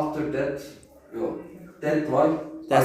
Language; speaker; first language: English; non-native, learner; Turkish